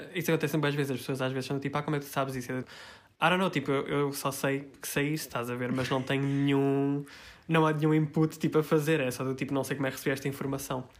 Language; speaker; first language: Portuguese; early bilingual, heritage; Portuguese